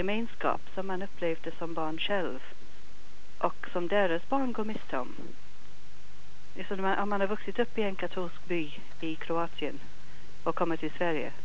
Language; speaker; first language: Swedish; non-native, fluent; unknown